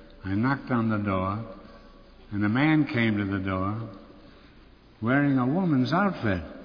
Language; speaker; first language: English; native; English